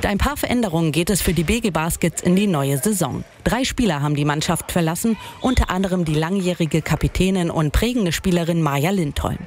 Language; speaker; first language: German; native; German